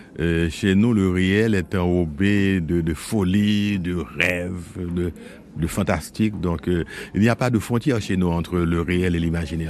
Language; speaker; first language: French; non-native, local second language; Haitian Creole